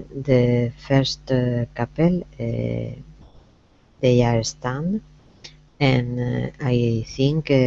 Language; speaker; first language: English; non-native, learner; Spanish